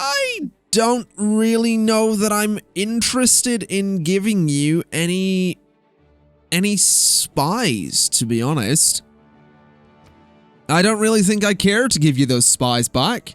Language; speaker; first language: English; native; English